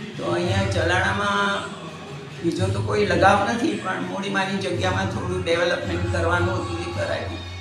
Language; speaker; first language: Gujarati; early bilingual, heritage; Gujarati